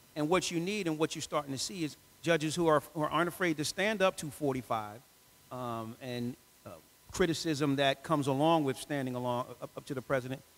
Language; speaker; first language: English; native; English